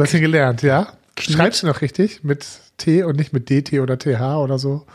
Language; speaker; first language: German; native; German